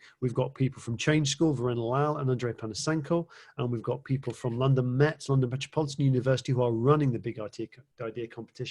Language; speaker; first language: English; native; English